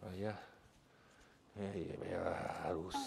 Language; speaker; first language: Indonesian; non-native, learner; French